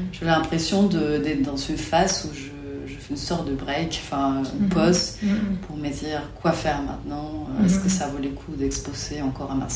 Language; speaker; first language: French; non-native, fluent; Spanish